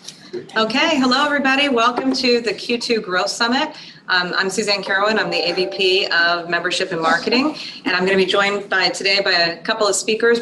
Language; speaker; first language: English; native; English